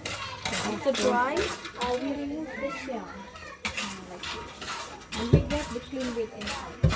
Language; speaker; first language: English; non-native, fluent; Indonesian